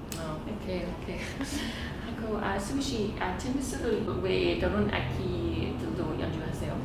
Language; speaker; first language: Korean; non-native, learner; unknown